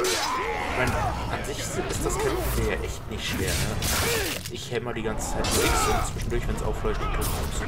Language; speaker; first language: German; native; German